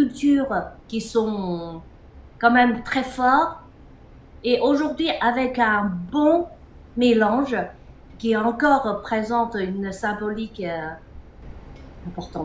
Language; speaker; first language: French; non-native, fluent; Chinese